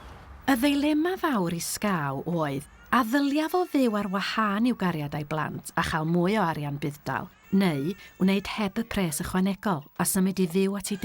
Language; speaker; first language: Welsh; native; Welsh